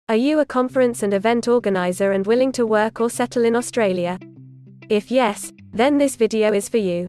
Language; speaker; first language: English; non-native, local second language; Hindi